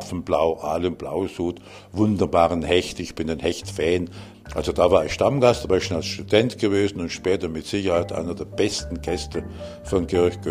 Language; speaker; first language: German; native; German